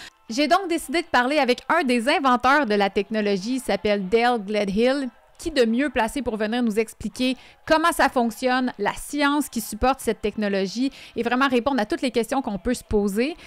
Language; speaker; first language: French; native; French